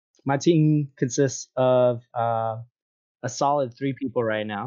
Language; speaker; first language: English; native; English